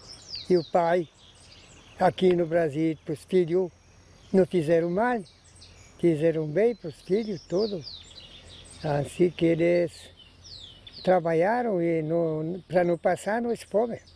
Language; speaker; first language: Portuguese; non-native, local second language; Polish